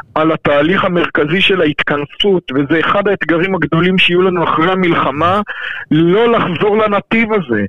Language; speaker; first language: Hebrew; native; Hebrew